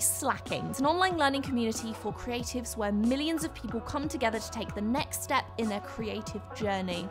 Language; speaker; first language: English; native; English